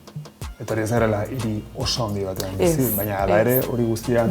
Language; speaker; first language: Basque; native; Basque